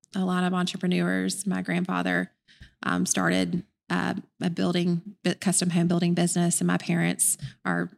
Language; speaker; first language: English; native; English